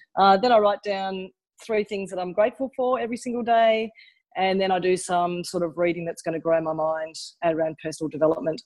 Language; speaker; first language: English; native; English